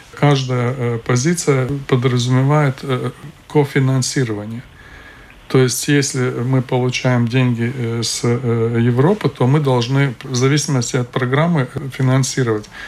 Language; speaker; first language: Russian; non-native, local second language; Latvian